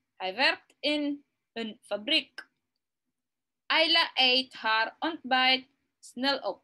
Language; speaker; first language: Dutch; non-native, learner; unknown